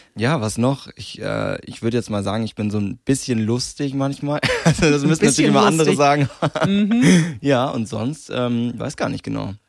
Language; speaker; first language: German; native; German